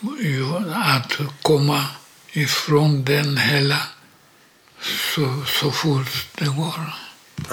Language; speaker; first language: Swedish; non-native, learner; Polish